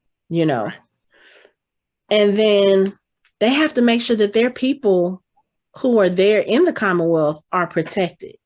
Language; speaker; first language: English; native; English